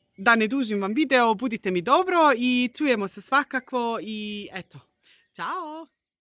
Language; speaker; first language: Bosnian; early bilingual, heritage; Croatian